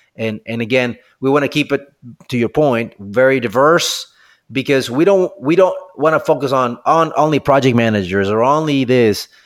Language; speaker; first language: English; non-native, fluent; Spanish